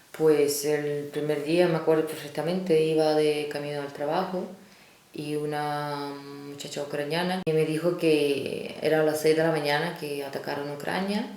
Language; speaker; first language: Spanish; non-native, fluent; Russian